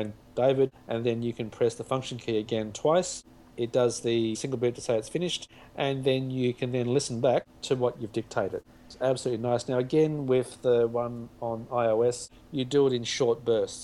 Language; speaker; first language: English; native; English